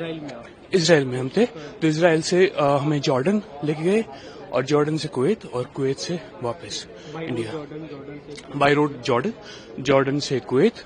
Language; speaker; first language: Hindi; native; Hindi